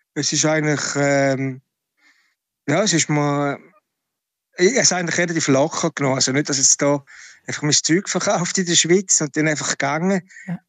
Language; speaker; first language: German; native; German